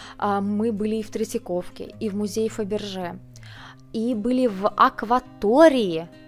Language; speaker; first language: Russian; early bilingual, heritage; Russian